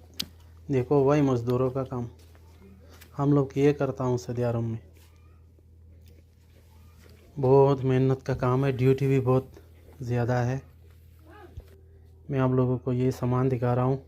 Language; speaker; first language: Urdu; non-native, local second language; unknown